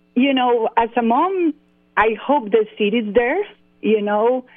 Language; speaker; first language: English; non-native, fluent; Spanish